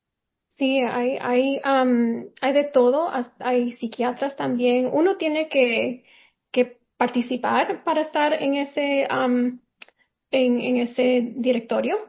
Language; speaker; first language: Spanish; early bilingual, heritage; Spanish